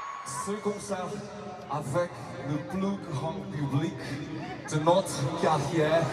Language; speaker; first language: French; non-native, learner; Korean